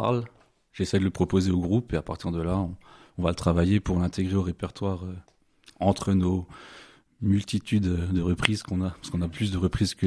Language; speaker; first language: French; native; French